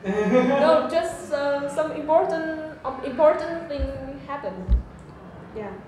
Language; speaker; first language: English; non-native, learner; Vietnamese